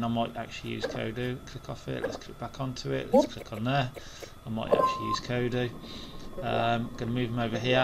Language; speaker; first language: English; native; English